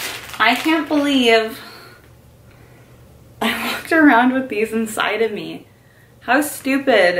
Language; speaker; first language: English; native; English